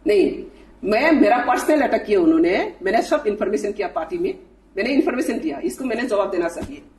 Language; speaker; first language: Hindi; non-native, local second language; Bangla